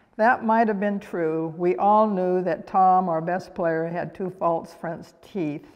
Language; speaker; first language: English; native; English